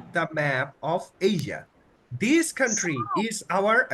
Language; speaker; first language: English; non-native, local second language; Bangla